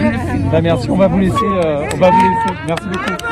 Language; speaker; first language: French; native; French